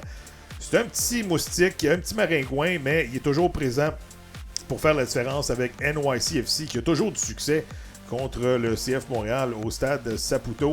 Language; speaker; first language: French; native; French